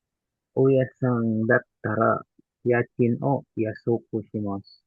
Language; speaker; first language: Japanese; non-native, learner; Filipino